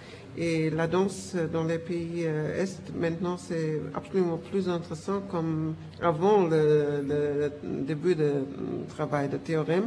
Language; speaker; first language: French; non-native, fluent; German